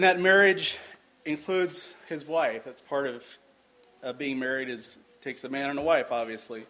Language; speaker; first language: English; native; English